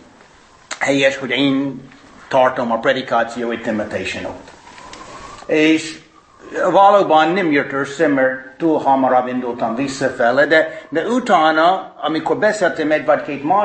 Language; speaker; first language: Hungarian; non-native, fluent; English